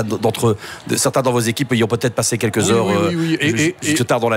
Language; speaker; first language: French; native; French